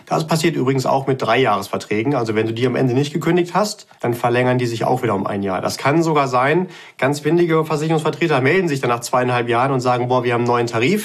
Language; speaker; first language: German; native; German